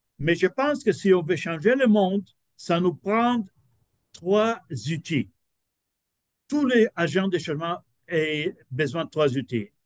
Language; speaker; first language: French; non-native, fluent; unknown